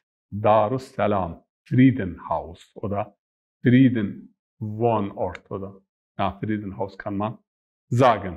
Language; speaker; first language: German; non-native, fluent; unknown